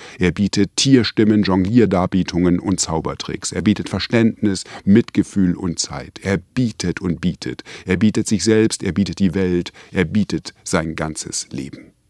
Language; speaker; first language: German; native; German